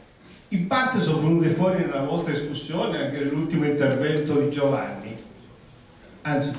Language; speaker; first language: Italian; native; Italian